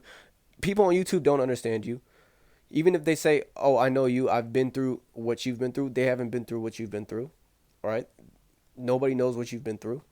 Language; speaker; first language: English; native; English